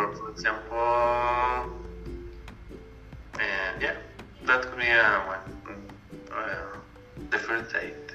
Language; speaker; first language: English; non-native, learner; Spanish